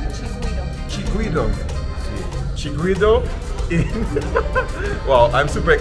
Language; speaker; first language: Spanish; non-native, learner; English